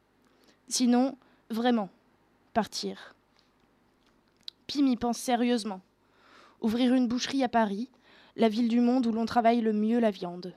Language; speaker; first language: French; native; French